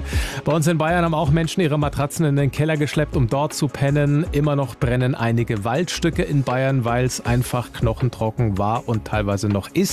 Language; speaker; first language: German; native; German